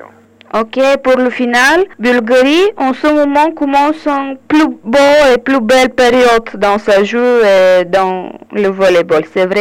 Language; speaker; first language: French; non-native, learner; Bulgarian